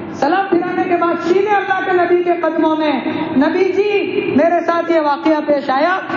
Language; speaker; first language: Urdu; non-native, local second language; Gujarati